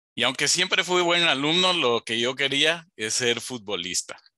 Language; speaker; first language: Spanish; native; Spanish